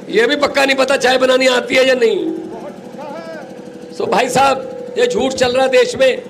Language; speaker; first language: Hindi; non-native, local second language; Punjabi